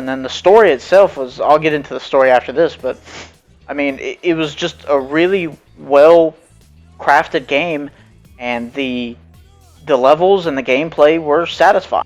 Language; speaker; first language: English; native; English